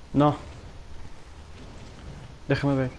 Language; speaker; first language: Spanish; non-native, learner; English